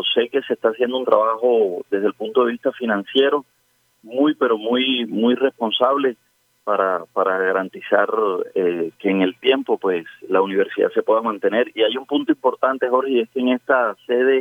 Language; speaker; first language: Spanish; native; Spanish